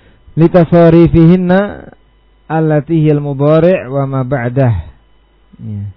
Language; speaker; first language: Arabic; non-native, fluent; Indonesian